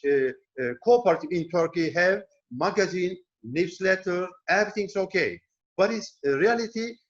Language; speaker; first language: English; non-native, learner; Turkish